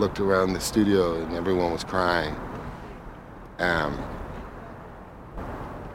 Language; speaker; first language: English; native; English